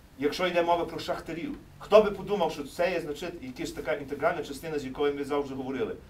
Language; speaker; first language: Ukrainian; early bilingual, heritage; English